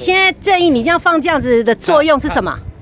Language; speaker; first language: Chinese; native; Chinese